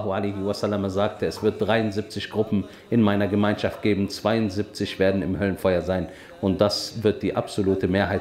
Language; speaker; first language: German; native; German